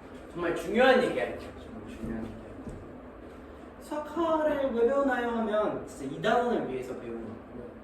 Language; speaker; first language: Korean; native; Korean